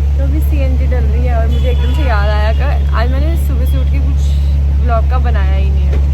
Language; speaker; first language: Hindi; non-native, local second language; Punjabi